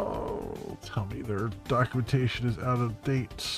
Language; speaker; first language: English; native; English